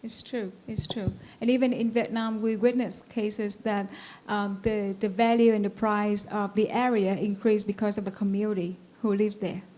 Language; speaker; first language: English; non-native, fluent; Vietnamese